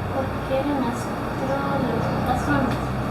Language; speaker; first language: Spanish; native; Spanish